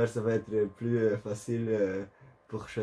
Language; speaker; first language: French; non-native, learner; Dutch